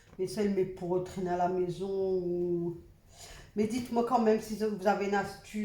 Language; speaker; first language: French; native; French